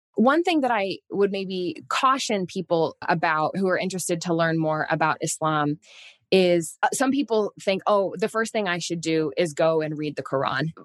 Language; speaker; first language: English; native; English